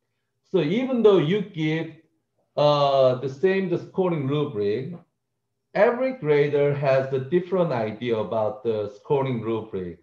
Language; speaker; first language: English; non-native, fluent; Korean